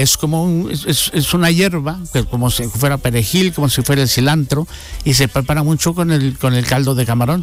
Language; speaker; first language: Spanish; native; Spanish